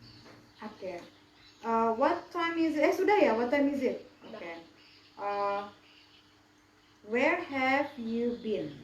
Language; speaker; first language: English; non-native, learner; Indonesian